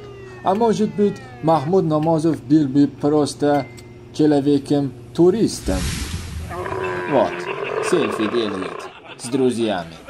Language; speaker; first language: Russian; non-native, local second language; Uzbek